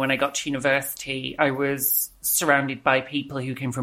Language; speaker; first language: English; native; English